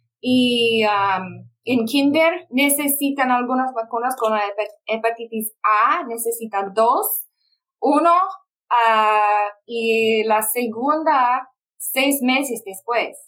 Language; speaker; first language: Spanish; non-native, fluent; English